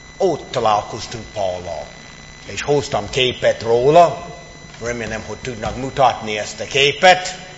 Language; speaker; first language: Hungarian; non-native, fluent; English